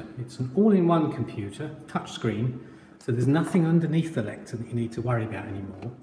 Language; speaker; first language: English; native; English